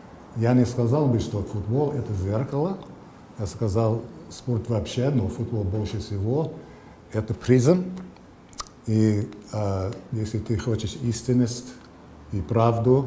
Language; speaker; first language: Russian; non-native, fluent; English